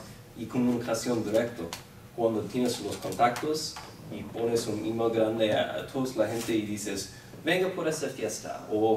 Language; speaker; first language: Spanish; non-native, fluent; English